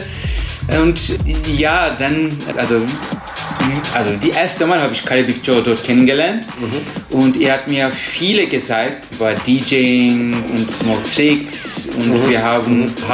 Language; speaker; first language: German; non-native, learner; Turkish